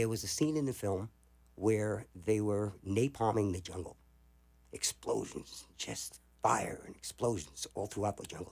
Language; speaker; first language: English; native; English